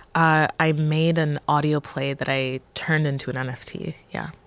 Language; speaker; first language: English; native; English